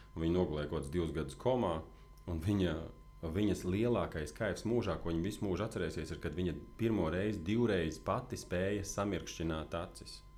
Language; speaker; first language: Latvian; native; Latvian